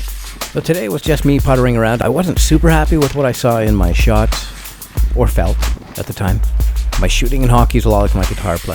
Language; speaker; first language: English; native; English